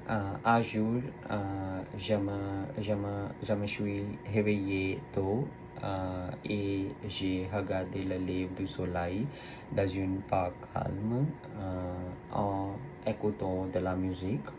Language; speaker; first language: French; non-native, learner; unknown